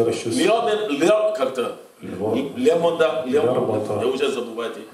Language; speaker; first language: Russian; non-native, fluent; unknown